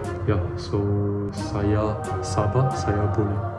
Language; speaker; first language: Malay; non-native, local second language; Chinese